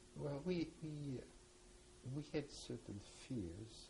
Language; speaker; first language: English; early bilingual, other home language; French